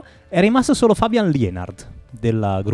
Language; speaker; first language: Italian; native; Italian